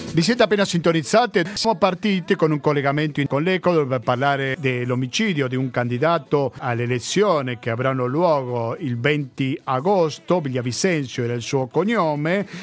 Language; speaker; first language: Italian; non-native, fluent; Spanish